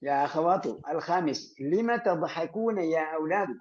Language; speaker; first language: Arabic; non-native, fluent; Malayalam